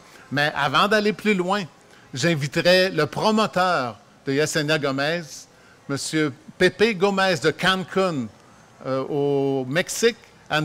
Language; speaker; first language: French; native; French